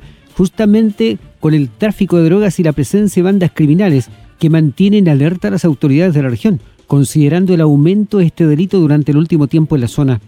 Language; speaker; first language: Spanish; native; Spanish